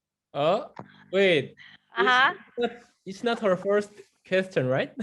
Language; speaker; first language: English; non-native, fluent; Korean